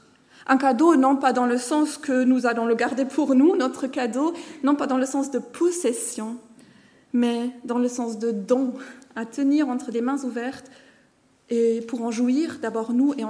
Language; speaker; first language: French; non-native, fluent; German